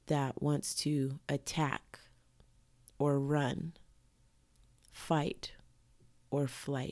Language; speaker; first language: English; native; English